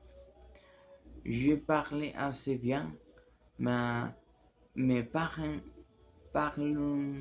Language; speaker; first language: French; non-native, learner; Spanish